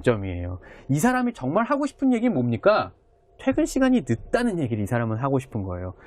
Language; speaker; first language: Korean; native; Korean